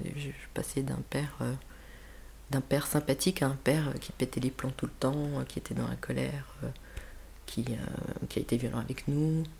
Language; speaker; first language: French; native; French